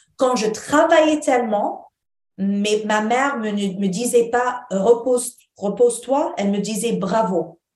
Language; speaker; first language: French; non-native, fluent; Arabic